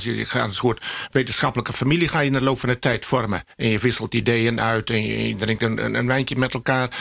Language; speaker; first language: Dutch; native; Dutch